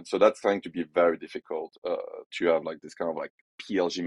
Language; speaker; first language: English; non-native, fluent; French